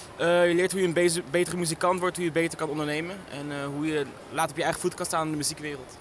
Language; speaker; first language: Dutch; native; Dutch